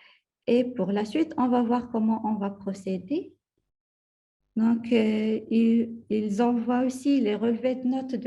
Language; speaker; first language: French; non-native, local second language; Arabic